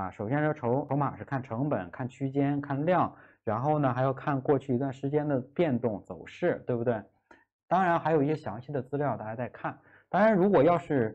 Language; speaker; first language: Chinese; native; Chinese